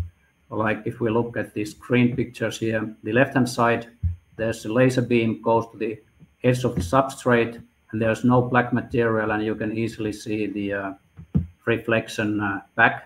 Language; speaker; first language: English; non-native, fluent; Finnish